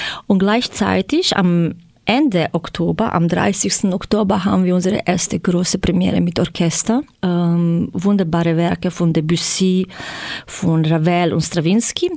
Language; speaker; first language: German; non-native, fluent; Croatian